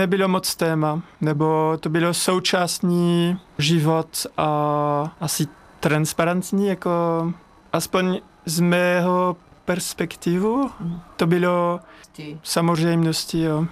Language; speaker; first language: Czech; non-native, learner; French